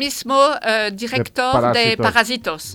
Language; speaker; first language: Spanish; non-native, fluent; French